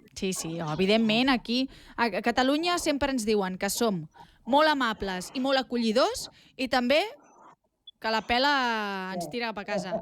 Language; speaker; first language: Catalan; native; Catalan